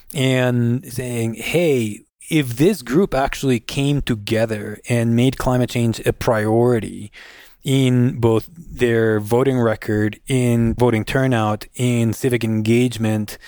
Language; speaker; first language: English; non-native, fluent; Spanish